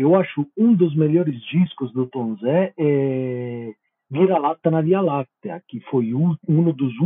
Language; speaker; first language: Portuguese; non-native, fluent; Italian